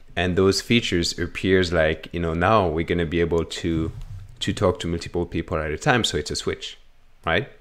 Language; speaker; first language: English; non-native, fluent; French